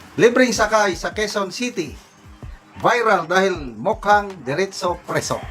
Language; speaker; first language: Filipino; non-native, local second language; Cebuano